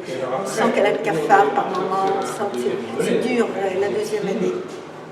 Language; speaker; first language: French; native; French